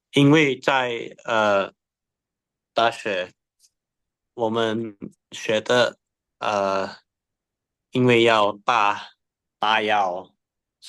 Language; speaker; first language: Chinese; non-native, learner; Indonesian